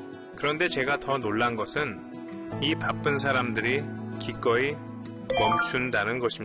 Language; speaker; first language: Korean; non-native, fluent; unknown